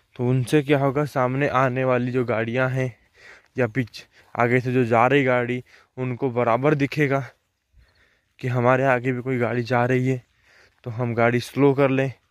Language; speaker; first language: Hindi; native; Hindi